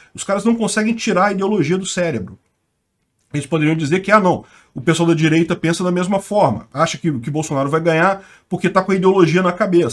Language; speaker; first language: Portuguese; native; Portuguese